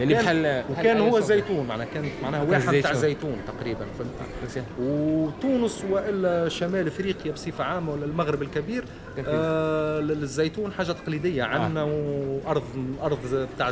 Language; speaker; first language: Arabic; native; Arabic